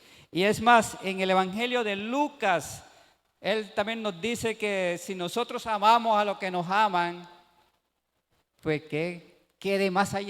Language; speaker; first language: Spanish; native; Spanish